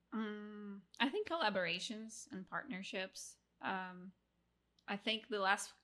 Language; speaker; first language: English; non-native, fluent; Portuguese